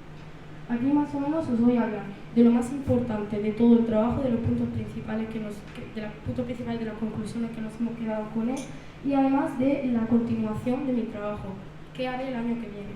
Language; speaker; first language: Spanish; early bilingual, other home language; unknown